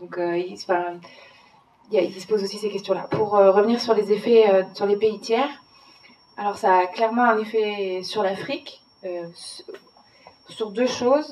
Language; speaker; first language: French; native; French